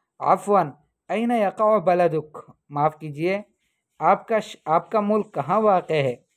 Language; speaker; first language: Urdu; native; Urdu